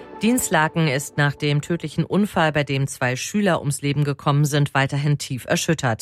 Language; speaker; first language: German; native; German